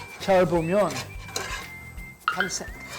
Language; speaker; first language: Korean; non-native, learner; English